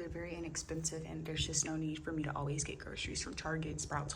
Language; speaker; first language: English; native; English